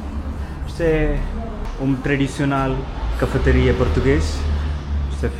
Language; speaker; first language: Portuguese; non-native, learner; Malayalam